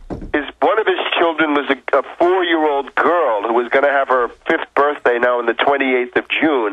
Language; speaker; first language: English; native; English